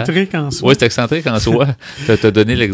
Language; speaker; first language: French; native; French